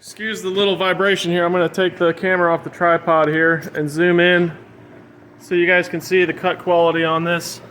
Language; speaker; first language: English; native; English